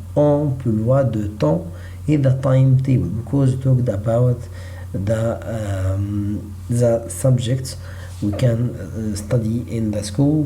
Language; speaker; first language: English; non-native, learner; Arabic